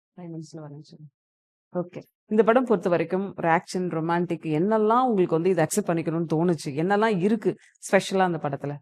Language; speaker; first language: Tamil; native; Tamil